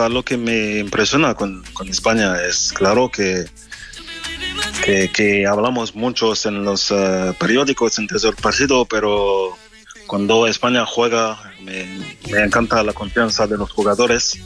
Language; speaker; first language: Spanish; non-native, fluent; French